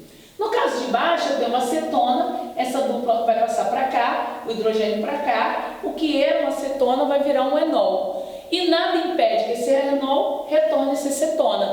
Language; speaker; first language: Portuguese; native; Portuguese